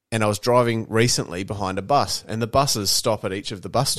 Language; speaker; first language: English; native; English